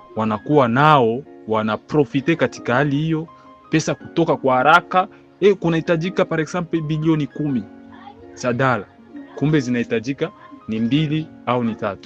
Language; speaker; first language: Swahili; native; Swahili